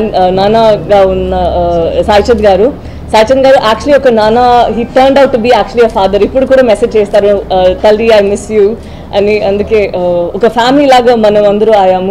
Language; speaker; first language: Telugu; non-native, fluent; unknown